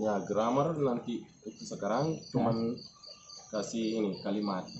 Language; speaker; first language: Indonesian; non-native, learner; Arabic